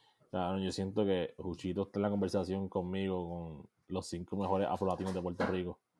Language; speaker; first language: Spanish; native; Spanish